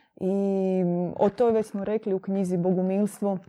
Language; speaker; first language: Croatian; native; Croatian